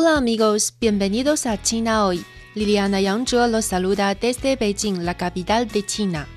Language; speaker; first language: Spanish; non-native, fluent; Chinese